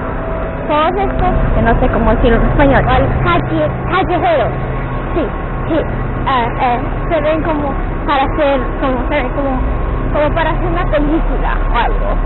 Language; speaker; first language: Spanish; early bilingual, heritage; English